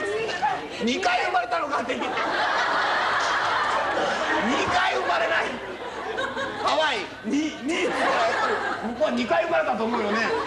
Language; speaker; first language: Japanese; native; Japanese